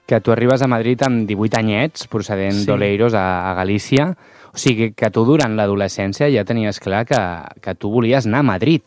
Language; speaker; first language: Catalan; native; Catalan